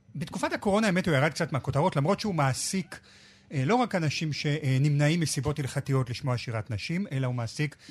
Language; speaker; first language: Hebrew; native; Hebrew